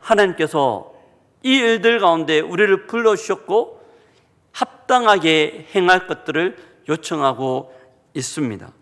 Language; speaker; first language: Korean; native; Korean